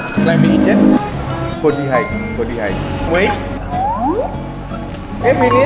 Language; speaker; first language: English; non-native, learner; Indonesian